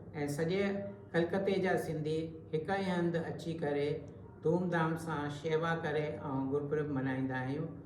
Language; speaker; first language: Sindhi; early bilingual, heritage; Sindhi